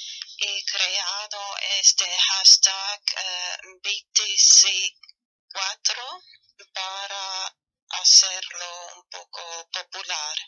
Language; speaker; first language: Spanish; non-native, fluent; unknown